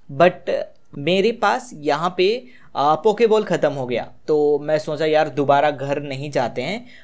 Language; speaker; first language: Hindi; native; Hindi